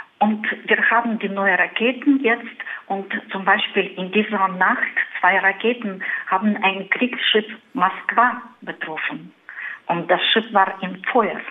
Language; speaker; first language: German; non-native, fluent; Russian